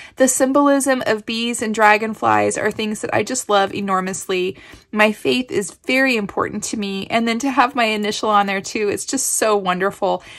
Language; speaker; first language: English; native; English